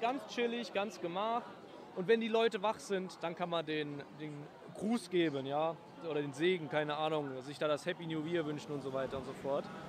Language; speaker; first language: German; native; German